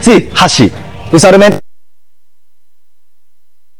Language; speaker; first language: Spanish; non-native, learner; Japanese